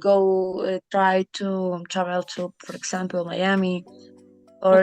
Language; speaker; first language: English; non-native, learner; Spanish